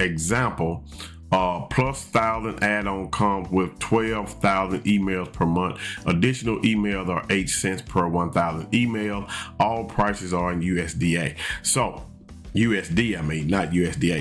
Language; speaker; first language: English; native; English